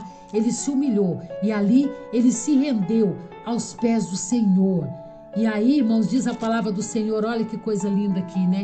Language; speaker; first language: Portuguese; native; Portuguese